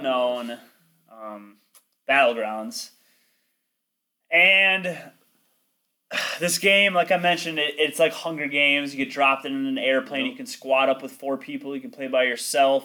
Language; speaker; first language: English; native; English